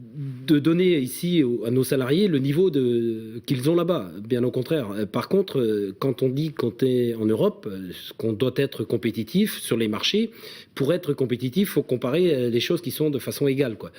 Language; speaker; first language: French; native; French